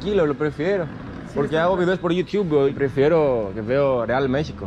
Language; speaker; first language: Spanish; non-native, learner; Greek